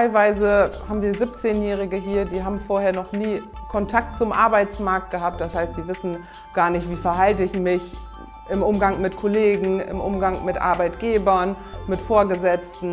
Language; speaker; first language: German; native; German